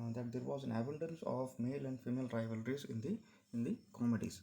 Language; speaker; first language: English; non-native, local second language; Kannada